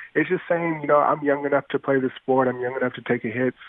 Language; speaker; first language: English; native; English